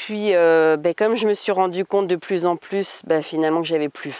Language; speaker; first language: French; native; French